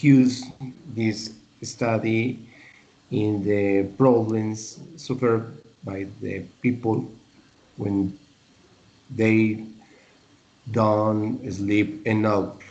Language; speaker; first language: English; non-native, learner; Spanish